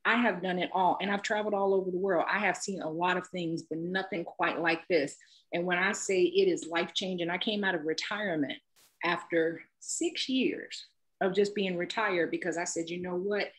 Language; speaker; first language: English; native; English